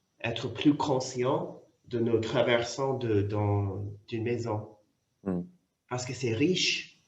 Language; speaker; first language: French; non-native, fluent; English